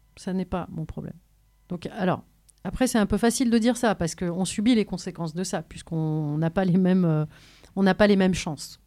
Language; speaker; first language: French; early bilingual, other home language; Kabyle